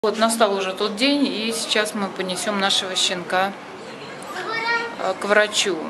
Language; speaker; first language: Russian; native; Russian